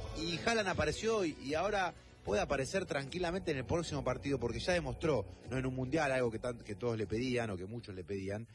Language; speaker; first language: Spanish; native; Spanish